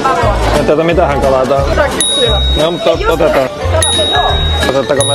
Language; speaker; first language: Finnish; native; Finnish